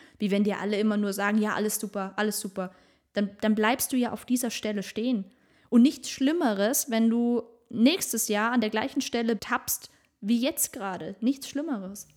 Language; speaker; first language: German; native; German